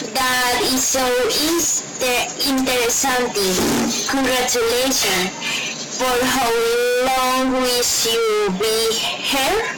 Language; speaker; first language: English; non-native, learner; Spanish